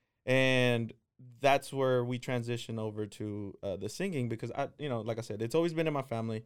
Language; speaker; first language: English; non-native, fluent; Spanish